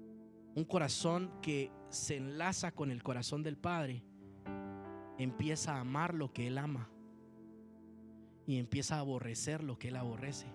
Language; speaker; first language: Spanish; native; Spanish